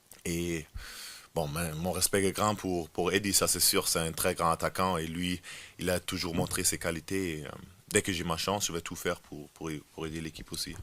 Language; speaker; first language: French; non-native, fluent; German